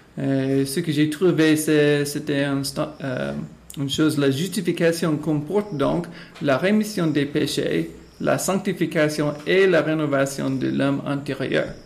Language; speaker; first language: French; non-native, fluent; English